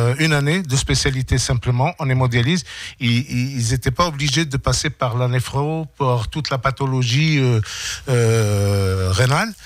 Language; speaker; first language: French; non-native, local second language; Arabic